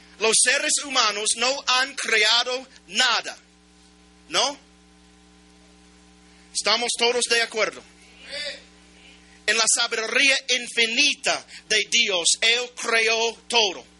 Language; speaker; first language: Spanish; non-native, learner; English